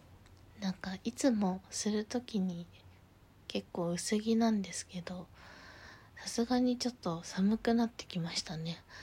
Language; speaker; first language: Japanese; native; Japanese